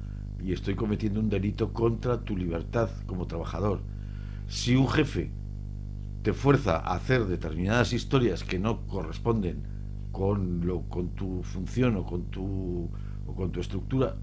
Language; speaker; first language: Spanish; native; Spanish